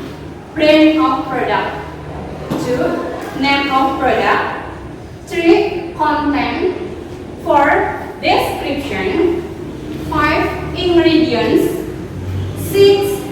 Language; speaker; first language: English; non-native, learner; Indonesian